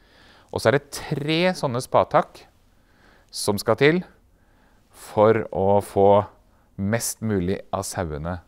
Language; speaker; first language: Norwegian; native; Norwegian